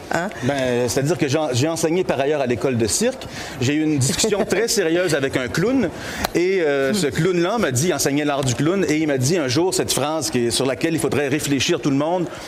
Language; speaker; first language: French; native; French